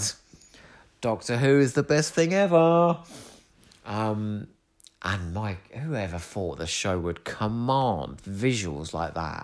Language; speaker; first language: English; native; English